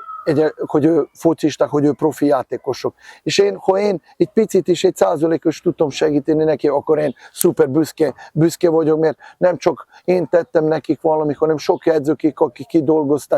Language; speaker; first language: Hungarian; non-native, fluent; Serbian